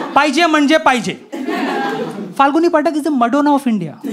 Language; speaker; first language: Hindi; non-native, local second language; Gujarati